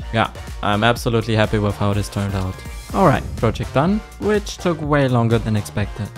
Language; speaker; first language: English; non-native, fluent; German